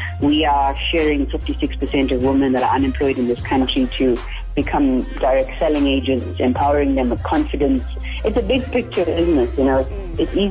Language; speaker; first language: English; native; English